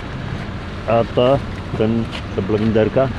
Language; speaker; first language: Polish; native; Polish